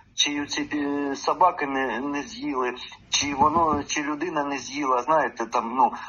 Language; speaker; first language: Ukrainian; native; Ukrainian